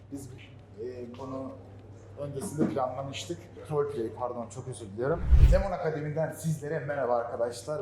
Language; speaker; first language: Turkish; native; Turkish